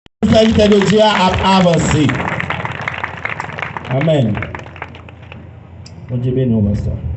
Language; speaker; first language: French; non-native, local second language; Haitian Creole